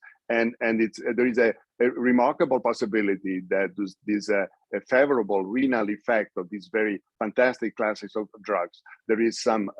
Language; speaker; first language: English; non-native, fluent; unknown